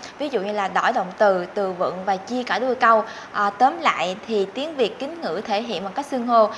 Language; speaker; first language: Vietnamese; native; Vietnamese